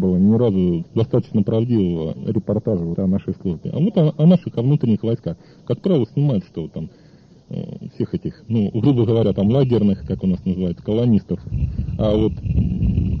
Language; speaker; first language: Russian; native; Russian